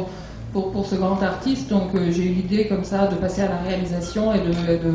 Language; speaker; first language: French; native; French